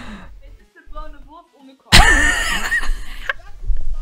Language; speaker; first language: German; native; German